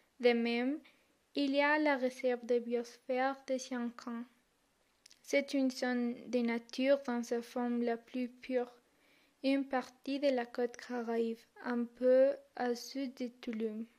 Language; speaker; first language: French; non-native, learner; Spanish